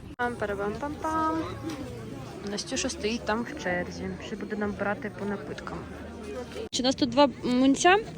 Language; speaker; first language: Ukrainian; non-native, local second language; Russian